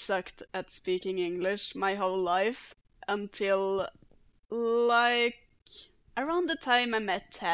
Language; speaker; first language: English; non-native, fluent; Norwegian